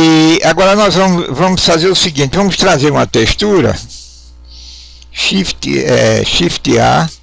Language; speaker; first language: Portuguese; native; Portuguese